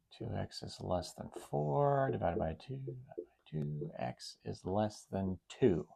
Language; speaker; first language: English; native; English